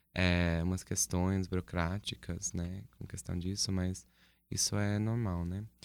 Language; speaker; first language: Portuguese; non-native, fluent; English